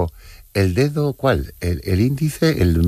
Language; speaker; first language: Spanish; native; Spanish